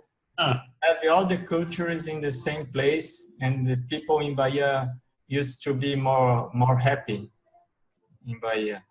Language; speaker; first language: English; non-native, learner; Portuguese